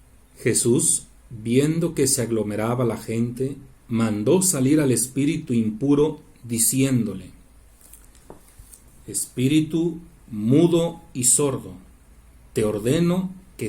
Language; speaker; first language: Spanish; native; Spanish